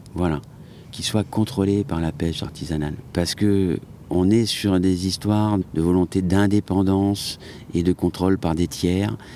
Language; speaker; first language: French; native; French